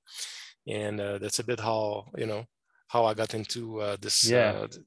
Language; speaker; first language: English; non-native, fluent; French